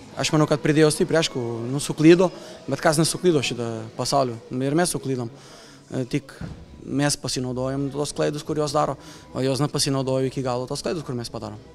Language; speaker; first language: Lithuanian; non-native, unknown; Portuguese